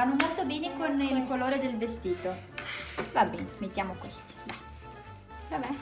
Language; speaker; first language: Italian; native; Italian